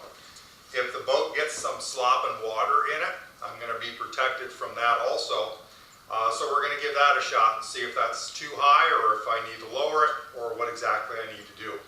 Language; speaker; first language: English; native; English